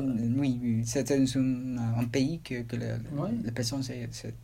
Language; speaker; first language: French; non-native, learner; Spanish